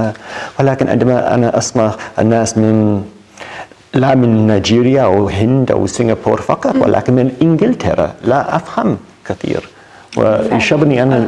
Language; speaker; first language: Arabic; non-native, learner; English